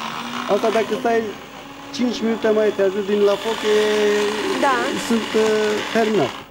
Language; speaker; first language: Romanian; non-native, learner; Turkish